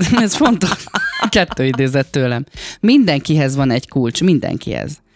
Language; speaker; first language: Hungarian; native; Hungarian